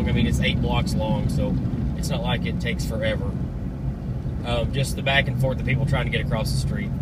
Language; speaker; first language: English; native; English